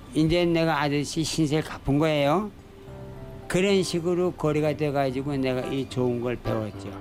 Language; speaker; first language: Korean; native; Korean